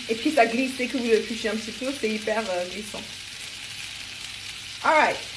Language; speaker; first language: French; non-native, fluent; English